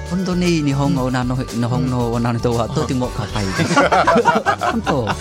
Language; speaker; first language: Japanese; non-native, learner; Khmer